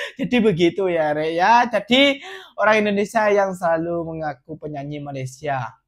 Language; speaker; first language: Indonesian; native; Indonesian